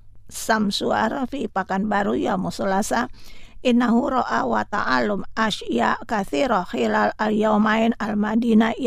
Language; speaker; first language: Arabic; non-native, fluent; Indonesian